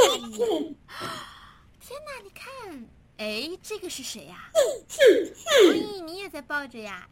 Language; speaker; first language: Chinese; native; Chinese